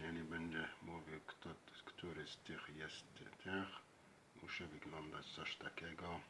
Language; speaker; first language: Polish; non-native, learner; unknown